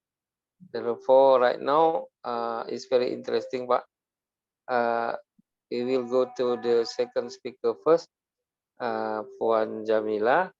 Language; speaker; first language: English; non-native, learner; Malay